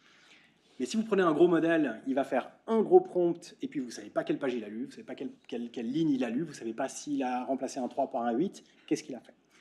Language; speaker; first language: French; native; French